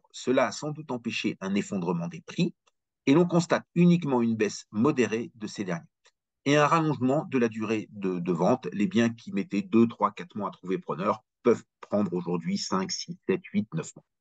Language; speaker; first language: French; native; French